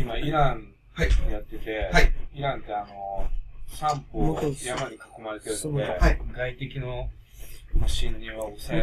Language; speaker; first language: Japanese; native; Japanese